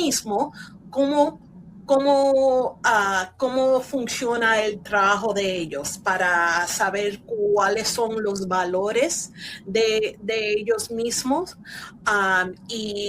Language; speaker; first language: Spanish; early bilingual, heritage; Spanish